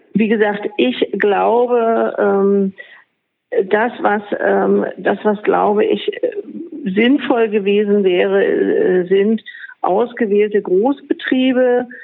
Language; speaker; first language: German; native; German